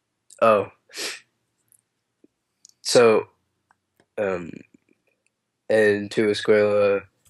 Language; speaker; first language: Spanish; non-native, learner; English